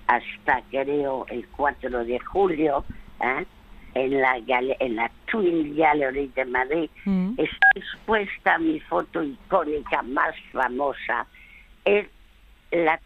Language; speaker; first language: Spanish; early bilingual, other home language; French